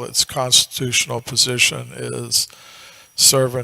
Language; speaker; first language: English; native; English